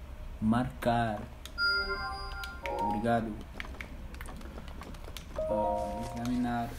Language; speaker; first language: Portuguese; non-native, learner; English